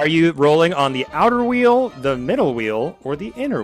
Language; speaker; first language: English; native; English